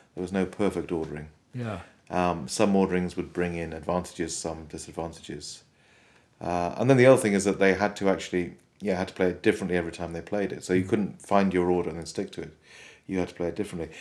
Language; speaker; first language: English; native; English